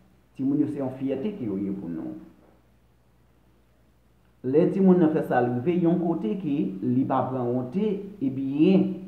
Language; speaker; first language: French; non-native, local second language; Haitian Creole